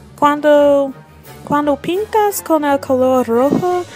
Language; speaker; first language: Spanish; non-native, learner; English